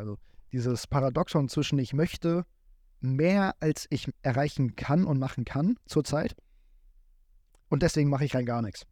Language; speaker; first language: German; native; German